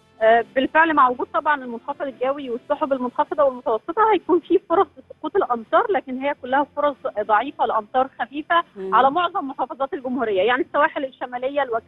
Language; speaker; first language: Arabic; native; Arabic